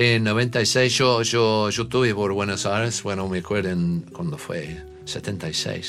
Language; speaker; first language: Spanish; non-native, learner; English